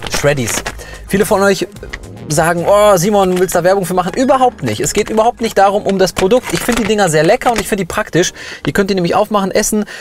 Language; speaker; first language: German; early bilingual, other home language; Polish